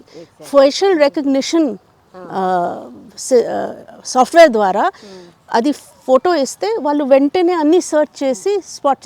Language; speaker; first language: Telugu; non-native, local second language; Hindi